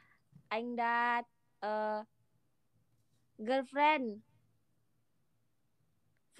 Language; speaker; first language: English; non-native, learner; Indonesian